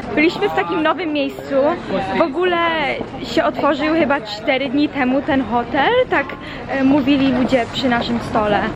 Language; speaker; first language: Polish; early bilingual, heritage; Polish